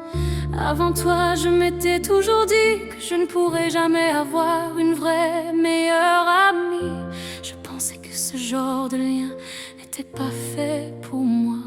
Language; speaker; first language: French; native; French